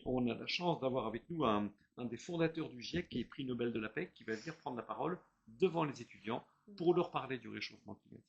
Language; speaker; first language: French; native; French